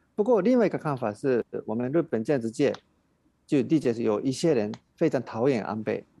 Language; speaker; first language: Chinese; non-native, fluent; Japanese